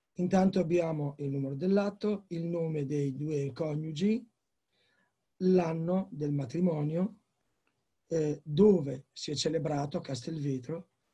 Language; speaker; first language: Italian; native; Italian